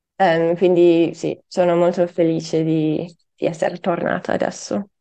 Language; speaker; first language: Italian; non-native, fluent; English